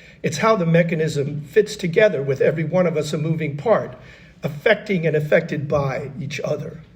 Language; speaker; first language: English; native; English